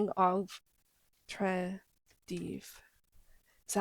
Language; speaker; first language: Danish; non-native, learner; English